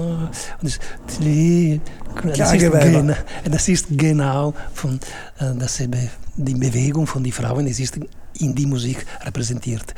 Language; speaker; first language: German; non-native, fluent; Italian